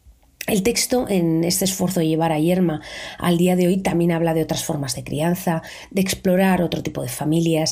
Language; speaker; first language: Spanish; native; Spanish